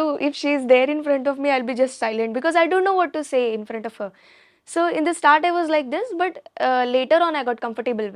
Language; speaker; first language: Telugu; non-native, local second language; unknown